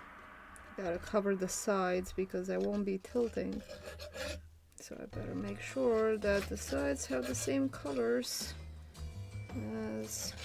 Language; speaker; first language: English; non-native, fluent; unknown